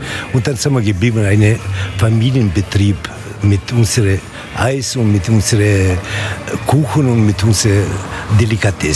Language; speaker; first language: German; non-native, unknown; Italian